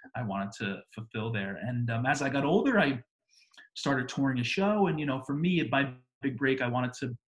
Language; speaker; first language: English; native; English